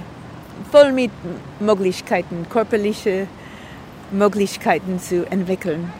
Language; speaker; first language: German; non-native, learner; English